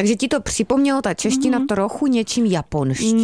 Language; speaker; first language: Czech; native; Czech